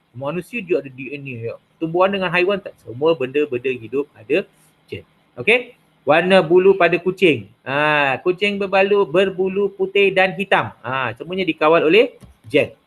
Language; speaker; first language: Malay; non-native, local second language; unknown